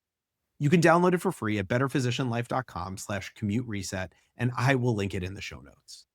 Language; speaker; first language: English; native; English